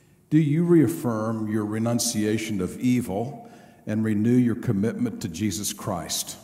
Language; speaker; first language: English; native; English